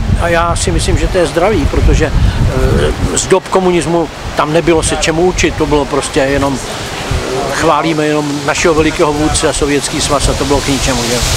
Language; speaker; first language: Czech; native; Czech